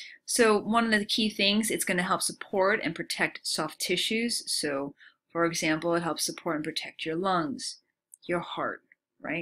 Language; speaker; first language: English; native; English